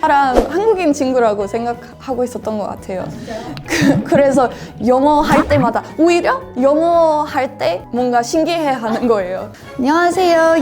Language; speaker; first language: Korean; non-native, fluent; English